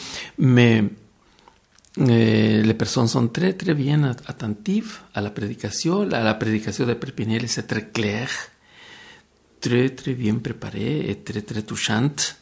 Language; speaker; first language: French; non-native, fluent; Spanish